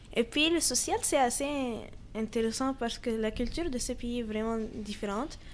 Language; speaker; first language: French; non-native, fluent; Arabic